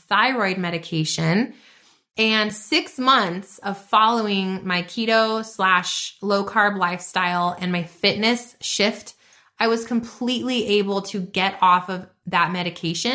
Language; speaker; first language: English; native; English